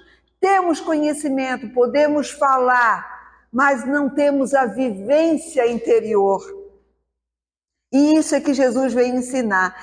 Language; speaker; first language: Portuguese; native; Portuguese